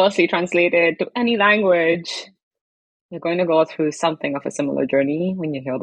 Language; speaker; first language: English; non-native, local second language; Hindi